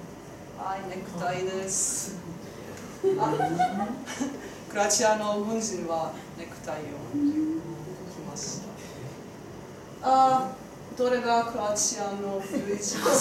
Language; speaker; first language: Japanese; non-native, learner; Croatian